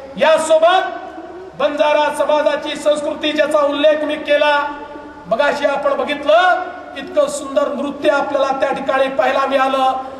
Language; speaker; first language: Marathi; native; Marathi